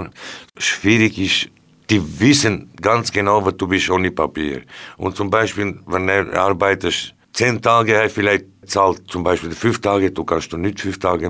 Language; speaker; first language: German; non-native, learner; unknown